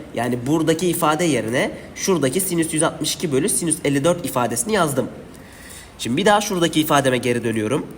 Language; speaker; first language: Turkish; native; Turkish